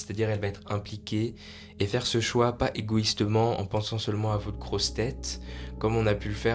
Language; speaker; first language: French; native; French